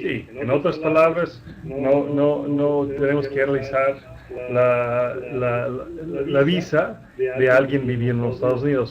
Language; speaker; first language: Spanish; non-native, fluent; English